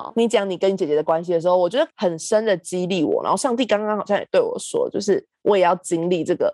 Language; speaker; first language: Chinese; native; Chinese